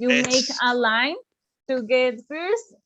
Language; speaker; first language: English; non-native, learner; Spanish